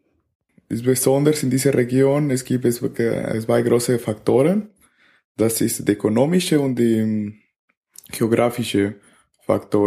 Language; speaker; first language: German; non-native, learner; Spanish